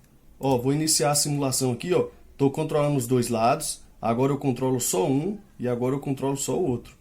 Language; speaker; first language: Portuguese; native; Portuguese